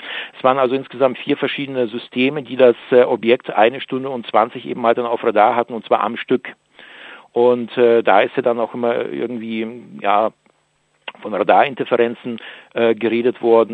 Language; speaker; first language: German; native; German